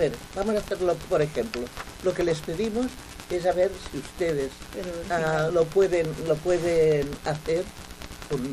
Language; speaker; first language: Spanish; non-native, local second language; Catalan